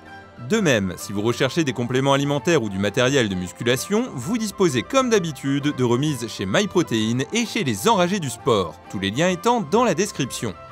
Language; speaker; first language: French; native; French